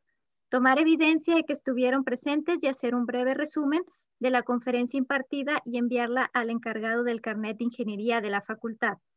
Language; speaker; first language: Spanish; native; Spanish